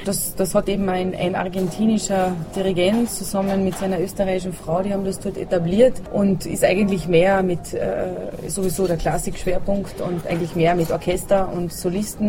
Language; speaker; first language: German; native; German